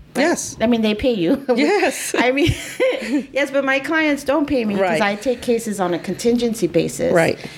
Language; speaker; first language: English; early bilingual, other home language; Spanish